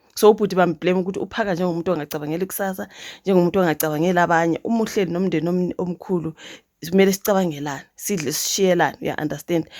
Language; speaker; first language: Zulu; native; Zulu